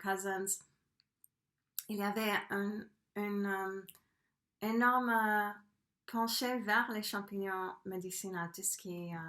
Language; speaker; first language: French; non-native, fluent; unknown